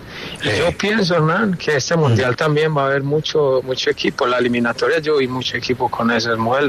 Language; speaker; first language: Spanish; native; Spanish